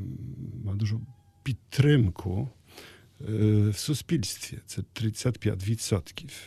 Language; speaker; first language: Ukrainian; non-native, learner; Polish